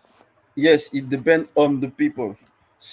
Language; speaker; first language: English; non-native, learner; French